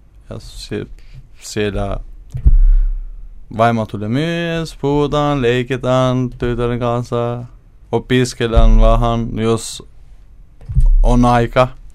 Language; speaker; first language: Finnish; non-native, learner; Albanian